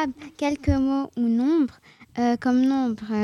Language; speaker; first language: French; early bilingual, other home language; Arabic